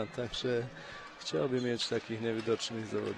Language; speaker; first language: Polish; non-native, fluent; Bosnian